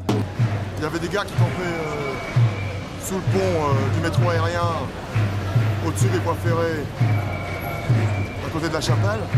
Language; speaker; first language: French; native; French